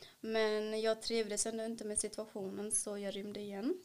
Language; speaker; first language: Swedish; early bilingual, other home language; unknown